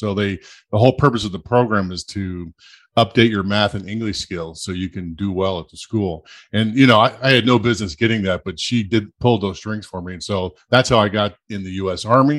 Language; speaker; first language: English; native; English